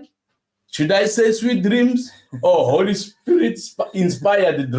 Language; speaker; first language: English; non-native, local second language; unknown